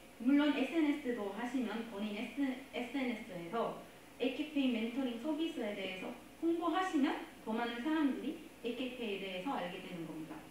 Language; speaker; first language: Korean; non-native, fluent; Spanish